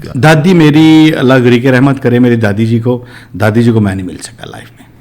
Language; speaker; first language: Urdu; non-native, local second language; Punjabi